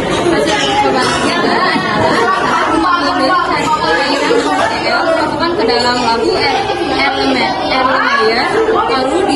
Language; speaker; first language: Indonesian; native; Indonesian